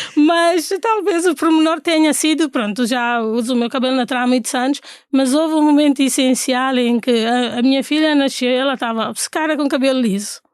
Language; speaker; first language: Portuguese; non-native, local second language; Fula